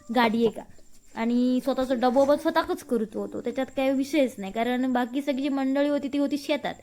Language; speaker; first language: Marathi; native; Marathi